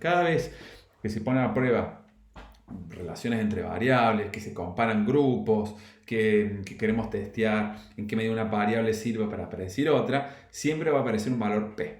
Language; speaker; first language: Spanish; native; Spanish